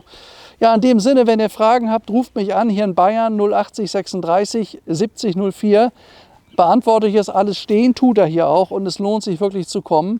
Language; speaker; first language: German; native; German